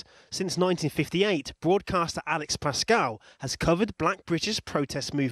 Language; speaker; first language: English; native; English